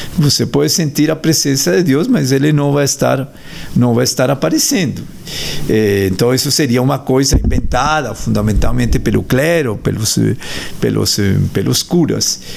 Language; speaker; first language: Portuguese; non-native, fluent; Spanish